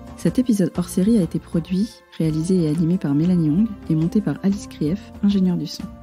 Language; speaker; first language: French; native; French